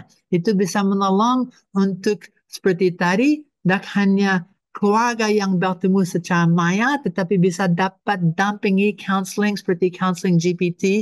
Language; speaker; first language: Indonesian; non-native, fluent; English